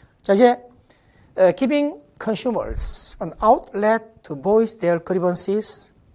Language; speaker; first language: English; non-native, fluent; Korean